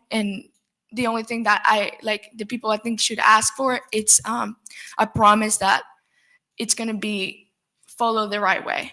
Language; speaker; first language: English; non-native, fluent; Spanish